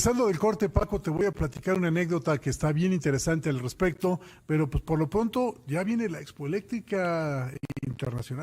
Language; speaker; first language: Spanish; native; Spanish